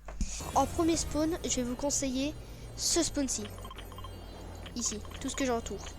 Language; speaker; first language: French; native; French